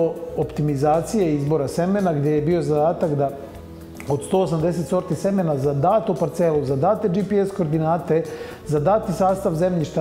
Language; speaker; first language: Serbian; native; Serbian